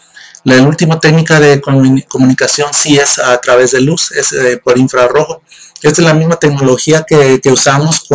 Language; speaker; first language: Spanish; native; Spanish